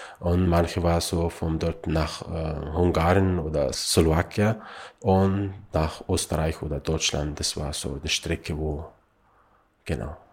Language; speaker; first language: German; non-native, learner; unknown